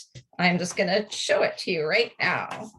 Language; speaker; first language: English; native; English